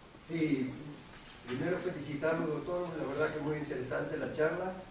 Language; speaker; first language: Spanish; native; Spanish